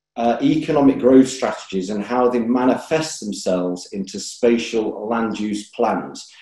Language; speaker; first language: English; native; English